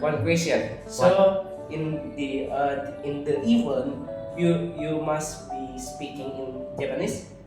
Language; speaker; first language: English; non-native, learner; Indonesian